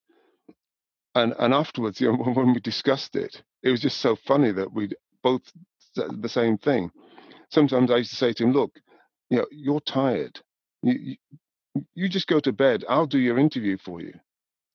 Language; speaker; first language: English; native; English